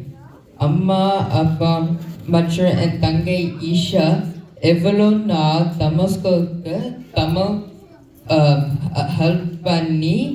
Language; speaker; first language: Tamil; early bilingual, heritage; English